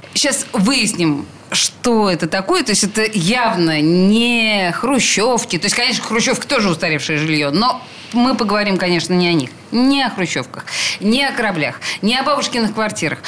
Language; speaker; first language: Russian; native; Russian